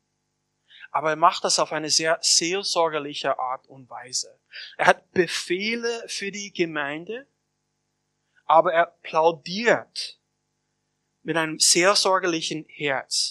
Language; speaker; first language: German; non-native, fluent; English